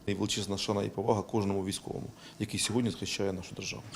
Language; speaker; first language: Ukrainian; native; Ukrainian